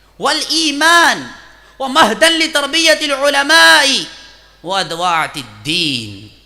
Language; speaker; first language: Arabic; non-native, fluent; Urdu